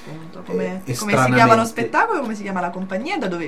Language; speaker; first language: Italian; native; Italian